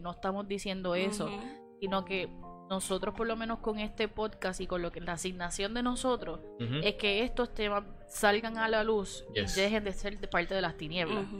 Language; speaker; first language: Spanish; native; Spanish